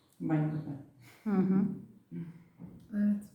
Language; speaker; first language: Turkish; non-native, learner; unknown